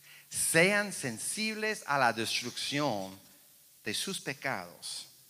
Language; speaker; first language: Spanish; non-native, fluent; English